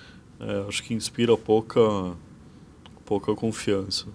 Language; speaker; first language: Portuguese; native; Portuguese